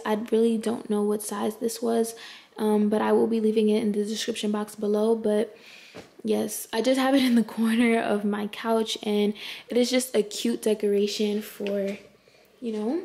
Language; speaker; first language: English; native; English